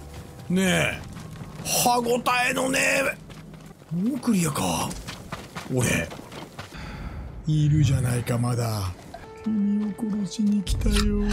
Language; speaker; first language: Japanese; native; Japanese